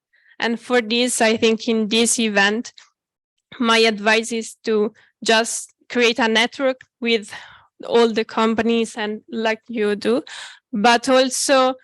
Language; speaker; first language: English; non-native, fluent; Italian